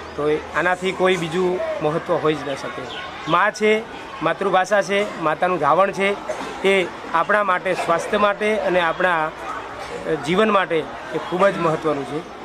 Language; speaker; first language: Gujarati; native; Gujarati